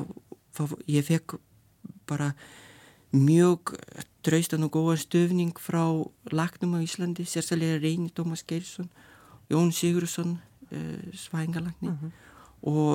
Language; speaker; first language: Icelandic; non-native, fluent; Lithuanian